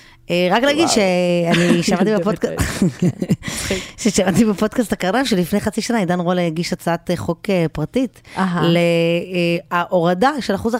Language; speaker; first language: Hebrew; native; Hebrew